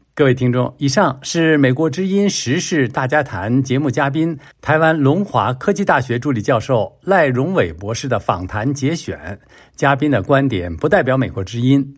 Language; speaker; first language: Chinese; native; Chinese